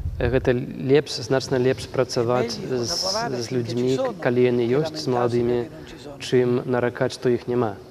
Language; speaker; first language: Belarusian; non-native, fluent; Italian